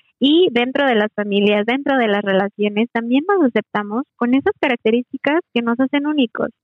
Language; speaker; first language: Spanish; native; Spanish